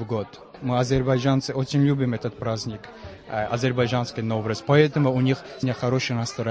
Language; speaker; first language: Russian; non-native, fluent; Azerbaijani